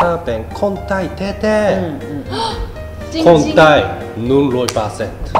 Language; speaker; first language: Thai; non-native, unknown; Japanese